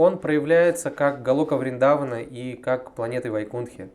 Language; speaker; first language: Russian; native; Russian